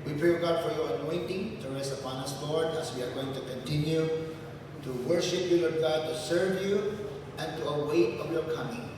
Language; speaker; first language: English; non-native, local second language; Filipino